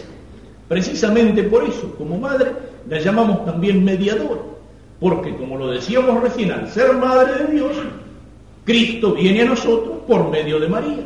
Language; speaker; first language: Spanish; native; Spanish